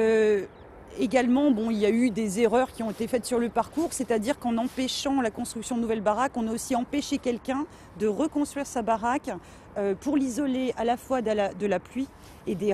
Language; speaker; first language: French; native; French